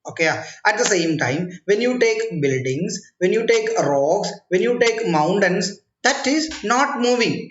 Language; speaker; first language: English; non-native, local second language; Malayalam